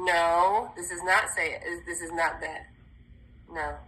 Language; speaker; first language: English; native; English